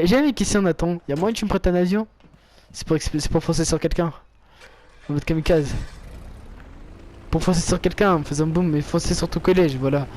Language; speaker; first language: French; native; French